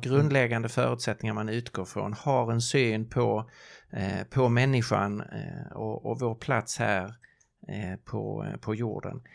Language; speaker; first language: Swedish; native; Swedish